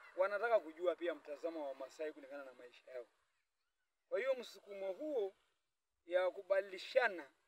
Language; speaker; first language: Swahili; non-native, local second language; Masai